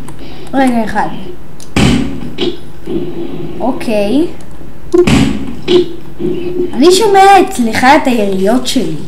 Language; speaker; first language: Hebrew; native; Hebrew